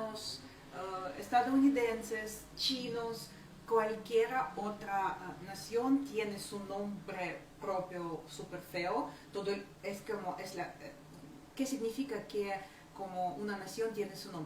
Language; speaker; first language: Spanish; non-native, fluent; Ukrainian